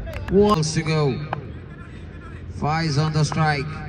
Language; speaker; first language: English; non-native, local second language; Malayalam